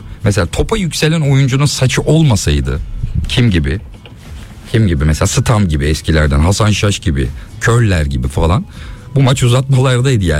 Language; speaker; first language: Turkish; native; Turkish